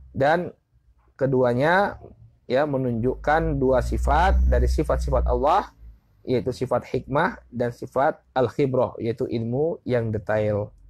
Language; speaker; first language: Indonesian; native; Indonesian